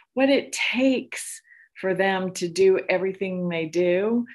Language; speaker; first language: English; native; English